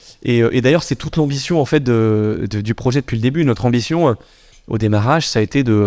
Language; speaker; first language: French; native; French